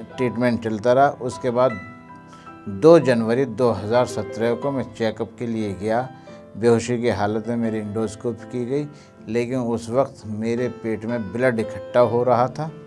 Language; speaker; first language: Hindi; native; Hindi